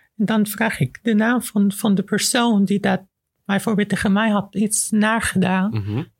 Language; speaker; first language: Dutch; non-native, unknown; Arabic